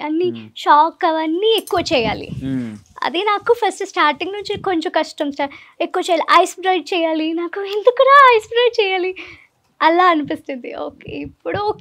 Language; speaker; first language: Telugu; non-native, learner; Malayalam